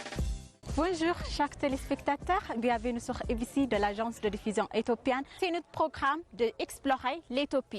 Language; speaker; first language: French; non-native, fluent; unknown